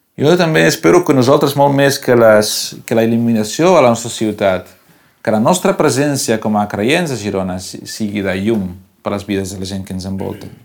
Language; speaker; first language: Catalan; non-native, local second language; Spanish